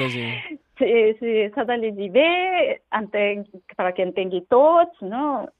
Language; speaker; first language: Catalan; non-native, learner; Japanese